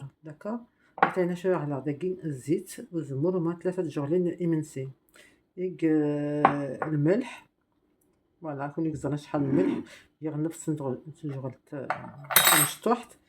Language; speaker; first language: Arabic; non-native, local second language; Kabyle